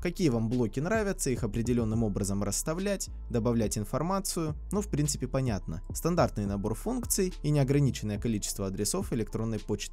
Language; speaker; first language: Russian; native; Russian